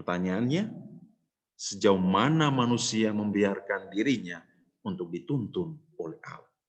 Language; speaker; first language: Indonesian; native; Indonesian